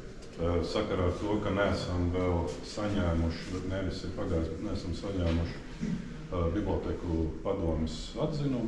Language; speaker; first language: Latvian; native; Latvian